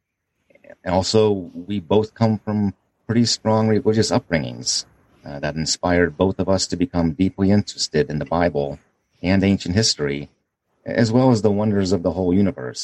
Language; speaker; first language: English; native; English